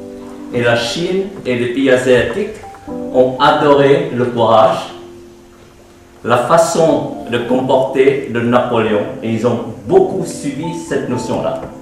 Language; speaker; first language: French; non-native, fluent; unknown